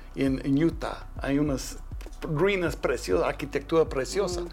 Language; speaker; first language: Spanish; non-native, fluent; English